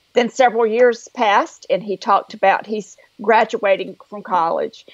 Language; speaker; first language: English; native; English